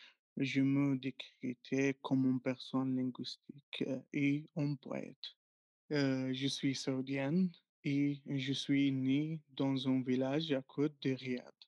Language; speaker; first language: French; non-native, learner; Arabic